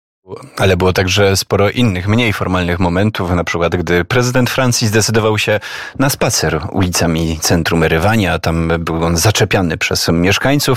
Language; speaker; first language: Polish; native; Polish